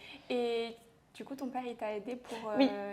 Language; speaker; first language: French; native; French